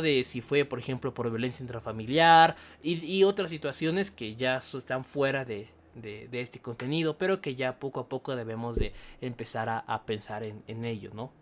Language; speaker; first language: Spanish; native; Spanish